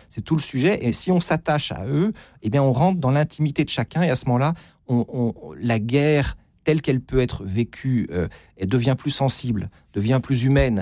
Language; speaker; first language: French; native; French